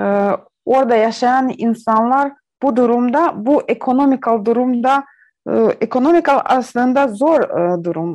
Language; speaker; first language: Turkish; non-native, learner; Ukrainian